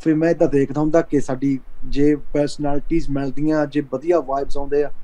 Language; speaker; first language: Punjabi; early bilingual, heritage; Punjabi